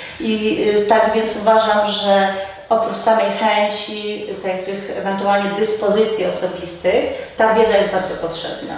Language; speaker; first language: Polish; native; Polish